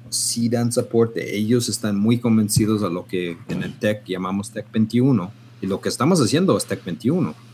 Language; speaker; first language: Spanish; non-native, fluent; English